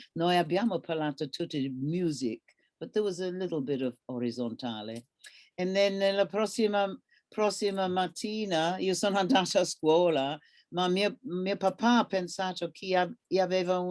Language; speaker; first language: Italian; non-native, learner; English